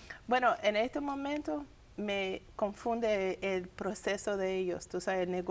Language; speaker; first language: Spanish; early bilingual, heritage; English